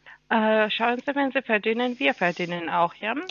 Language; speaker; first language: German; non-native, learner; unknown